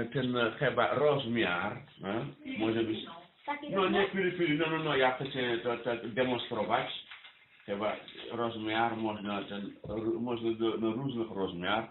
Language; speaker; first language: Polish; non-native, learner; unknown